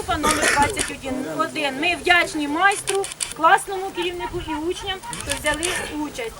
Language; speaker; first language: Ukrainian; native; Ukrainian